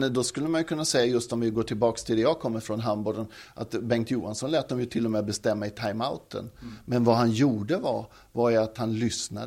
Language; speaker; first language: Swedish; native; Swedish